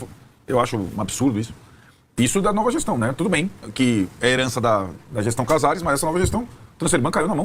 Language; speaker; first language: Portuguese; native; Portuguese